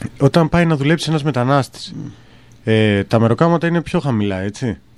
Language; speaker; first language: Greek; native; Greek